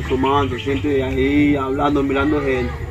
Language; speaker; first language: Spanish; non-native, learner; Haitian Creole